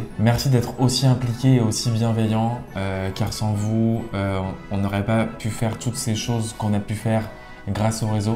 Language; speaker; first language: French; native; French